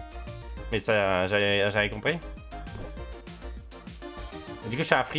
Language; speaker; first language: French; native; French